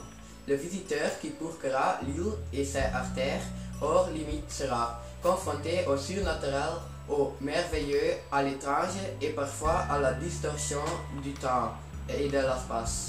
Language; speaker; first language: French; non-native, learner; Dutch